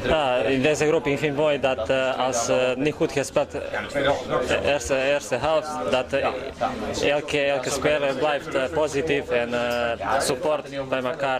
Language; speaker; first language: Dutch; non-native, learner; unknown